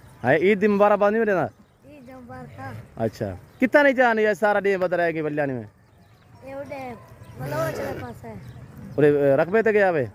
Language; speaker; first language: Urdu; non-native, local second language; Saraiki